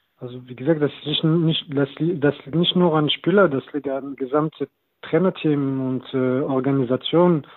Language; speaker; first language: German; non-native, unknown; French